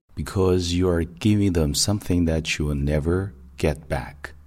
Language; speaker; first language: English; non-native, fluent; Chinese